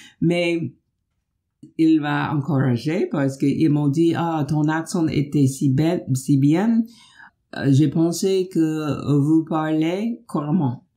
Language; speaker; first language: French; non-native, learner; English